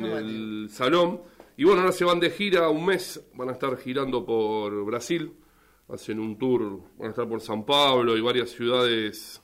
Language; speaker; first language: Spanish; native; Spanish